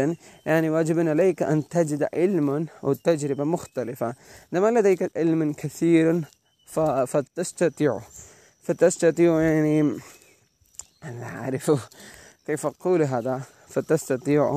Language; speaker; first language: Arabic; non-native, learner; Malay